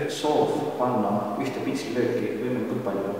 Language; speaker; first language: Estonian; native; Estonian